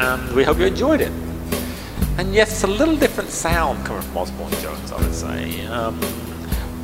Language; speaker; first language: English; native; English